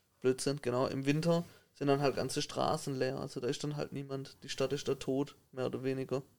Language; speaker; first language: German; native; German